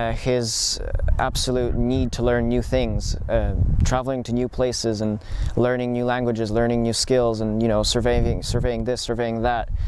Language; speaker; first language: English; non-native, fluent; Polish